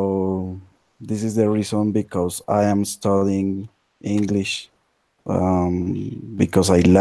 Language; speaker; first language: English; non-native, learner; Spanish